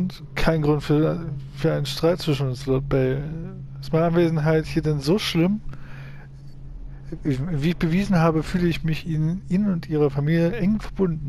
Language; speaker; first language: German; native; German